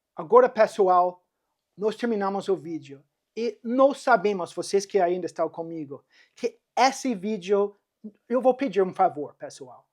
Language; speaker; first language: Portuguese; non-native, fluent; English